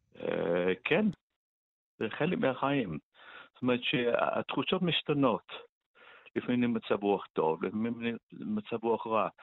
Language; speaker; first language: Hebrew; non-native, fluent; English